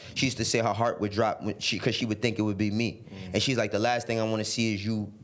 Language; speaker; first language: English; native; English